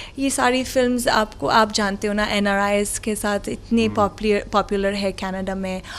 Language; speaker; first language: Hindi; non-native, learner; Arabic